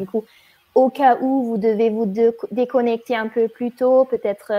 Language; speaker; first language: French; non-native, fluent; German